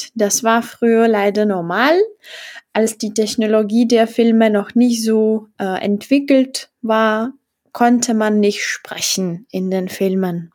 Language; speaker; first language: German; non-native, fluent; Czech